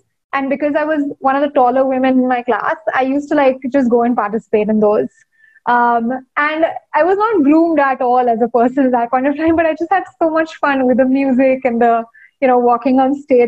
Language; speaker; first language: English; non-native, local second language; Hindi